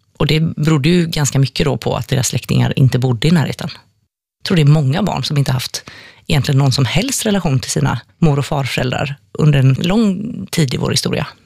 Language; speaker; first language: Swedish; native; Swedish